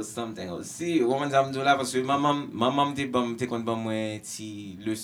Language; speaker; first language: English; non-native, learner; Haitian Creole